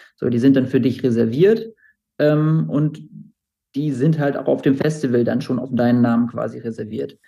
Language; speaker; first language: German; native; German